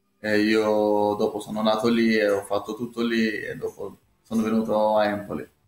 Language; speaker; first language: Italian; non-native, learner; Albanian